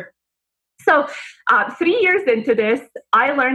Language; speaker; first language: English; non-native, fluent; Bosnian